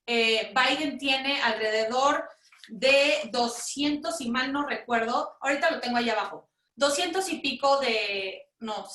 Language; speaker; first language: Spanish; native; Spanish